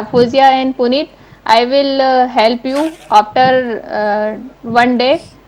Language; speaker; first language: English; non-native, learner; Hindi